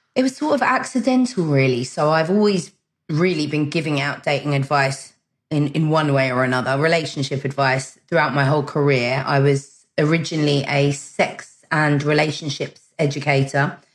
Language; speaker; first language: English; early bilingual, other home language; German